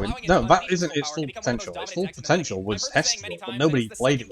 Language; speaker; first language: English; native; English